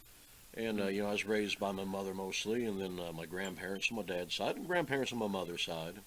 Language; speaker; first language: English; native; English